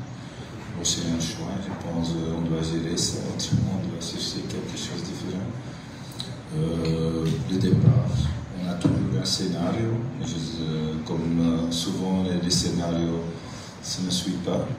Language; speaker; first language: French; non-native, local second language; Dutch